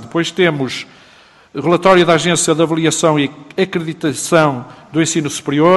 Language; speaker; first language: Portuguese; native; Portuguese